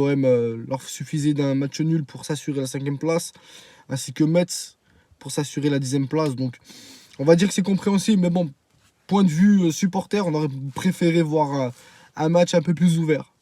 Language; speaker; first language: French; native; French